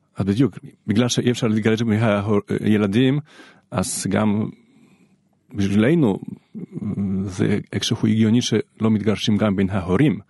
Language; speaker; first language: Hebrew; non-native, fluent; Polish